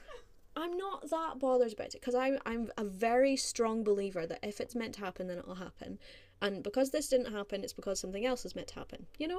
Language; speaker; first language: English; native; English